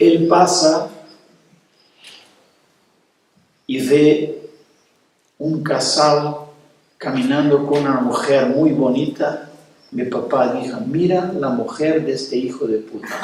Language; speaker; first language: Spanish; non-native, fluent; Portuguese